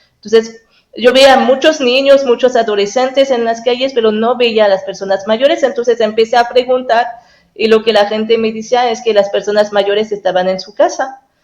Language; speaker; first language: Spanish; non-native, fluent; French